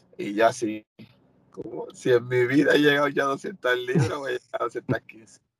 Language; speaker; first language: Spanish; native; Spanish